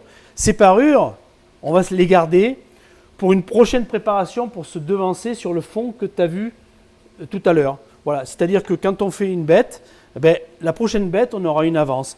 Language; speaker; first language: French; native; French